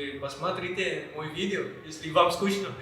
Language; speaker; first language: Russian; non-native, learner; Malay